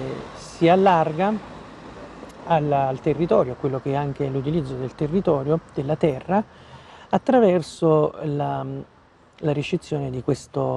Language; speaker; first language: Italian; native; Italian